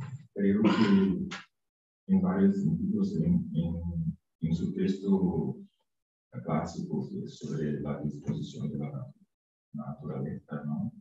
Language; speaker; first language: Spanish; non-native, fluent; Portuguese